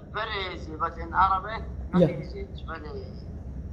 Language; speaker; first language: English; non-native, learner; Arabic